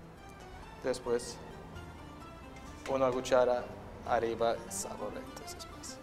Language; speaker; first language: Spanish; non-native, learner; Turkish